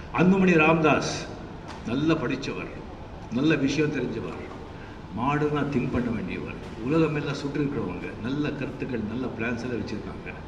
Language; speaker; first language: Tamil; non-native, local second language; Marathi